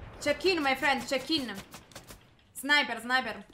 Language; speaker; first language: English; non-native, learner; Italian